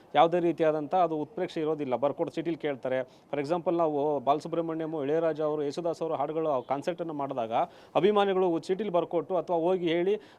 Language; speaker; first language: Kannada; native; Kannada